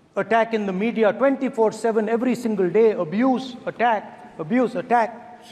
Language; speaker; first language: English; non-native, local second language; Hindi